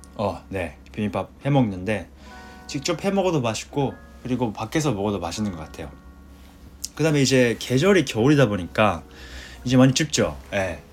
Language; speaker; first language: Korean; non-native, fluent; Japanese